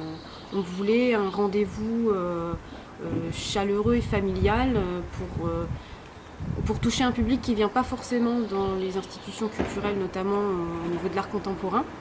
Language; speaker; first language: French; native; French